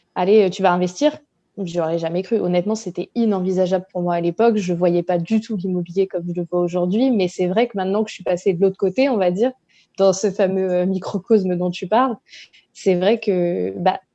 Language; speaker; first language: French; native; French